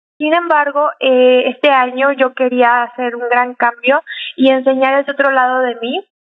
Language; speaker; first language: Spanish; native; Spanish